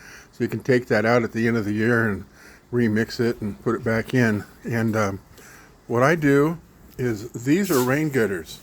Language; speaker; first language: English; native; English